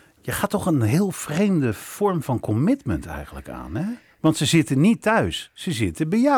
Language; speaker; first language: Dutch; native; Dutch